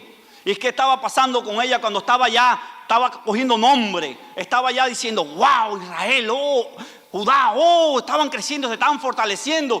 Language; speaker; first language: Spanish; native; Spanish